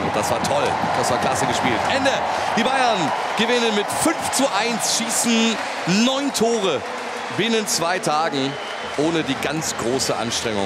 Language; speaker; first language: German; native; German